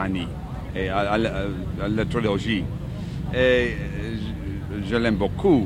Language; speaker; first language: French; non-native, learner; English